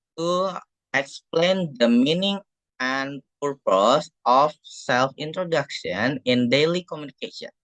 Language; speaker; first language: English; non-native, fluent; Indonesian